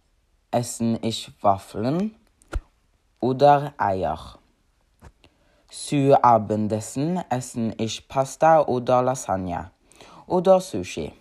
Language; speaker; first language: German; non-native, learner; Norwegian